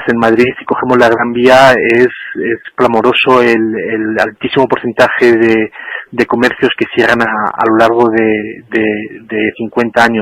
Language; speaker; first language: Spanish; native; Spanish